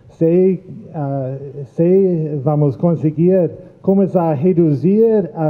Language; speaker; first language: Portuguese; non-native, fluent; English